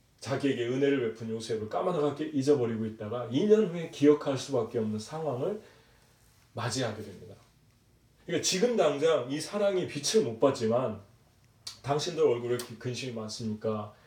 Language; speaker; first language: Korean; native; Korean